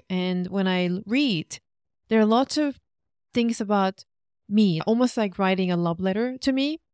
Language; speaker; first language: English; non-native, fluent; Korean